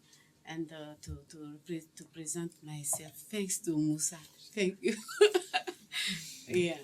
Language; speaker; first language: English; non-native, learner; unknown